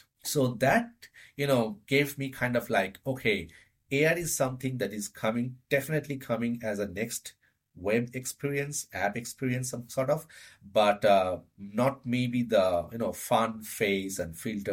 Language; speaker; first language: English; non-native, local second language; Bangla